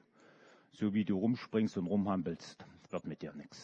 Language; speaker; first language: German; native; German